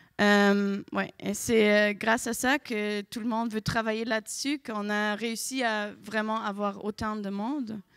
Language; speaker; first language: French; non-native, fluent; German